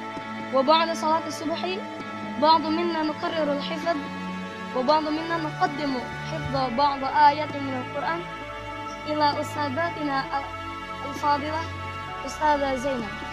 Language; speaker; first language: Arabic; non-native, learner; Indonesian